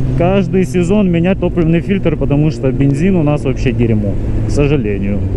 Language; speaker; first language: Russian; native; Russian